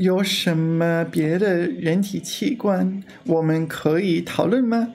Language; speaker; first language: Chinese; non-native, learner; English